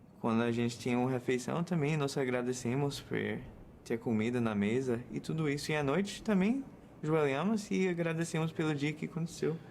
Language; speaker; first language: Portuguese; non-native, fluent; English